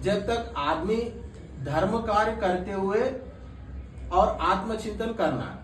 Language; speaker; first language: Hindi; non-native, local second language; Telugu